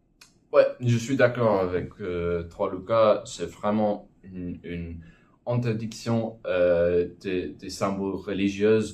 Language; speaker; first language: French; non-native, fluent; English